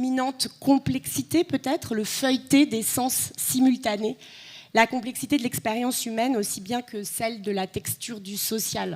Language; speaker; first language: French; native; French